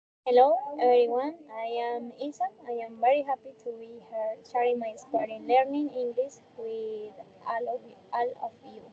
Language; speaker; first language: English; non-native, learner; Spanish